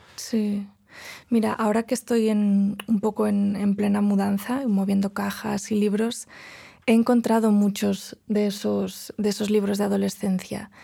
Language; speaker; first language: Spanish; non-native, local second language; Catalan